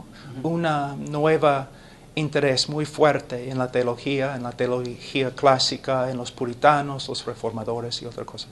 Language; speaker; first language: Spanish; non-native, fluent; English